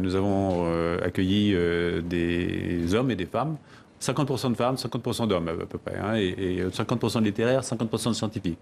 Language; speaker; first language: French; native; French